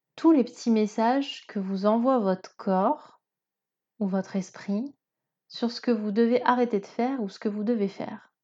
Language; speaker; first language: French; native; French